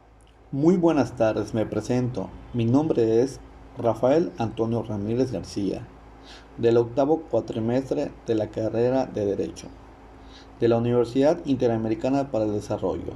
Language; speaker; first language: Spanish; native; Spanish